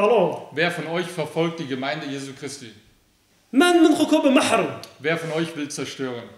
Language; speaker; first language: German; early bilingual, other home language; Aramaic